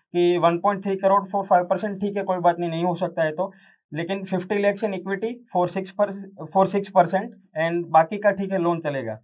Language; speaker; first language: Hindi; non-native, local second language; Gujarati